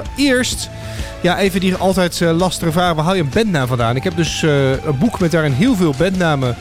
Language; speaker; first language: Dutch; native; Dutch